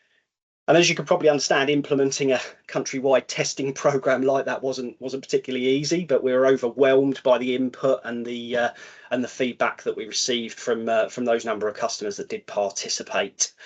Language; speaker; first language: English; native; English